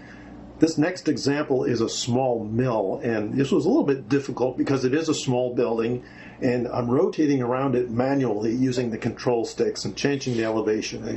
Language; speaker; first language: English; native; English